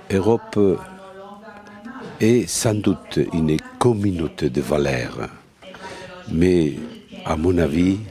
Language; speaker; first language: French; non-native, fluent; Spanish